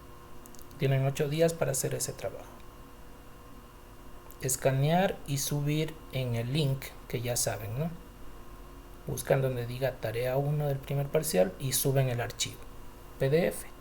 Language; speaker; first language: Spanish; native; Spanish